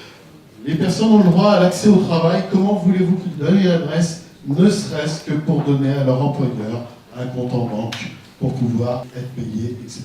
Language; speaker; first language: French; native; French